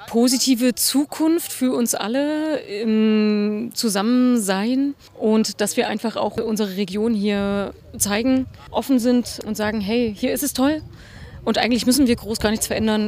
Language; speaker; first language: German; native; German